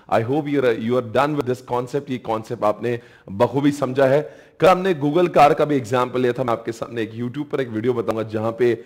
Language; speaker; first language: Hindi; native; Hindi